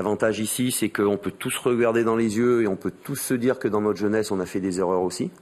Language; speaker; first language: French; native; French